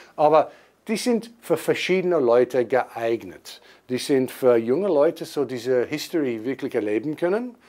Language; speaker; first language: German; non-native, fluent; English